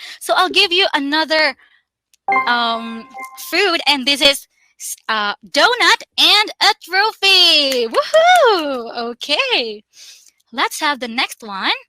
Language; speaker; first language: English; non-native, local second language; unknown